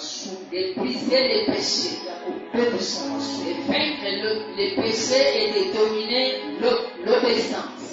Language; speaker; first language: French; non-native, local second language; Lingala